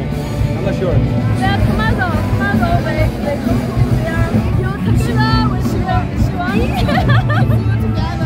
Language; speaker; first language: English; non-native, learner; Korean